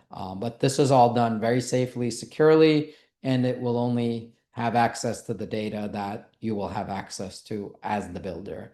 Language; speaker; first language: English; native; English